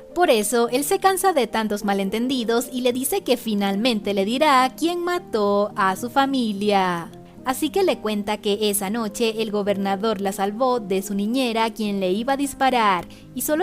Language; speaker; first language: Spanish; native; Spanish